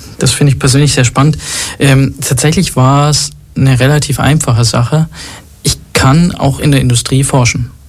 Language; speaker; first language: German; early bilingual, other home language; Arabic